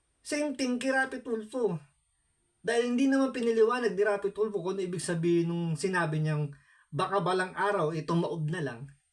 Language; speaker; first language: Filipino; native; Filipino